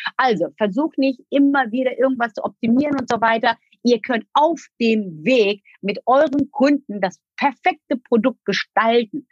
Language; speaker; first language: German; non-native, fluent; Turkish